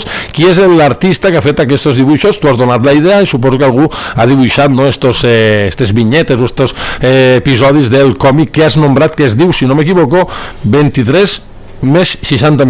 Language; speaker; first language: Catalan; native; Catalan